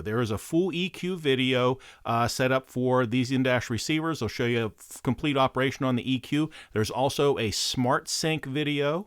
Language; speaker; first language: English; native; English